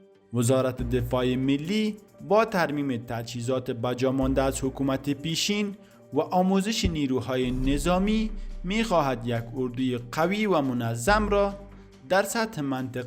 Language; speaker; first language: Persian; native; Persian